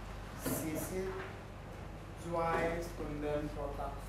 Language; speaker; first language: German; non-native, learner; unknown